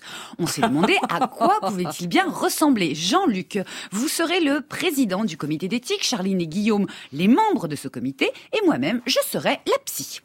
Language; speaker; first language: French; native; French